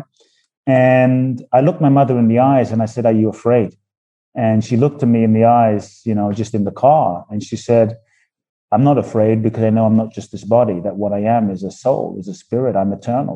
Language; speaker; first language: English; native; English